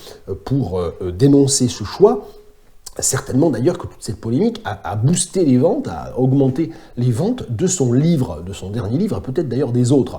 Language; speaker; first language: French; native; French